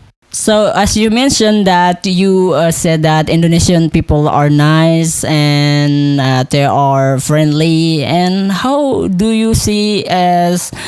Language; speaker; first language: English; non-native, local second language; Indonesian